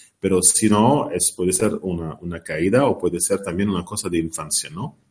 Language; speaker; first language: Spanish; non-native, learner; Arabic